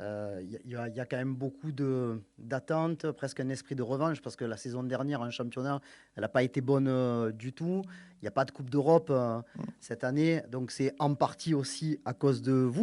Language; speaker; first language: French; native; French